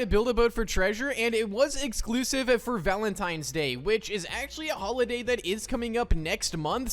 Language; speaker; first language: English; native; English